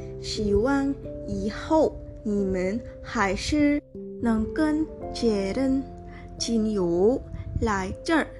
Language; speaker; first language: Chinese; non-native, learner; Indonesian